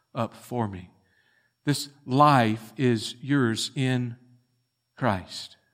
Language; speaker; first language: English; native; English